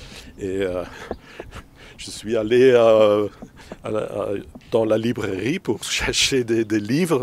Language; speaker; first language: French; non-native, fluent; Dutch